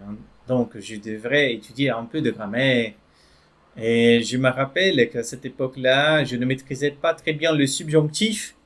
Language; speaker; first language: French; non-native, fluent; Portuguese